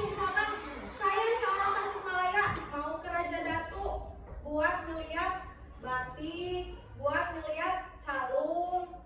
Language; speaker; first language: Indonesian; native; Indonesian